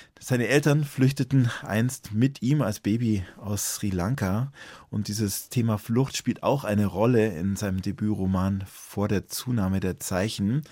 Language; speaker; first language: German; native; German